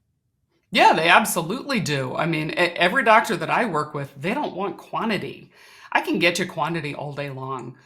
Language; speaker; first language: English; native; English